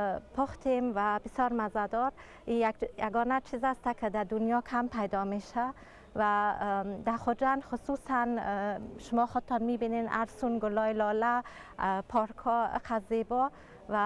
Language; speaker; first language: Persian; early bilingual, heritage; Persian